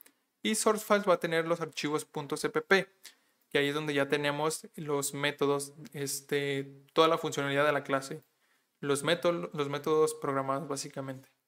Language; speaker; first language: Spanish; native; Spanish